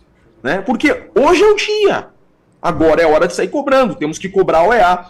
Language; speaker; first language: Portuguese; native; Portuguese